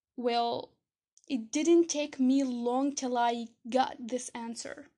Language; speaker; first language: English; non-native, fluent; Arabic